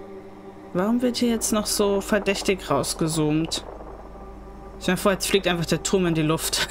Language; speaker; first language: German; native; German